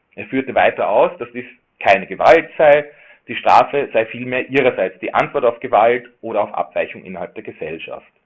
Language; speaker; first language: German; native; German